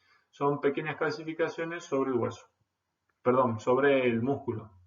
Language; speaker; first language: Spanish; native; Spanish